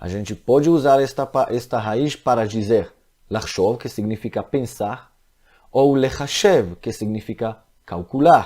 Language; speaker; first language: Portuguese; non-native, fluent; Hebrew